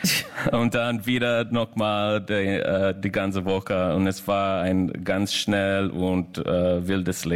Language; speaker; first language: German; non-native, fluent; English